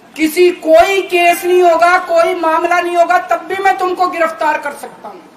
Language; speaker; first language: Hindi; native; Hindi